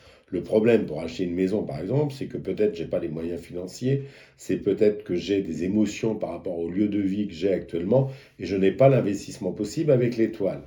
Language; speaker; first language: French; native; French